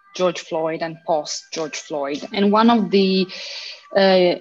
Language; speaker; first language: English; early bilingual, heritage; Italian